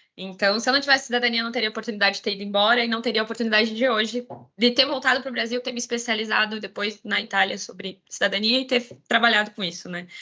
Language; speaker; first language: Portuguese; native; Portuguese